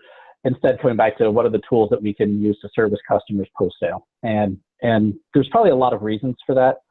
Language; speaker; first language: English; native; English